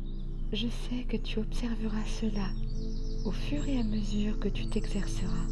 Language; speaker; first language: French; native; French